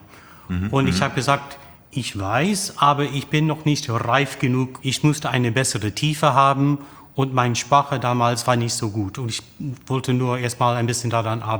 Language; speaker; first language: German; non-native, fluent; English